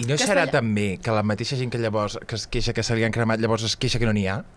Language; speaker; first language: Catalan; native; Catalan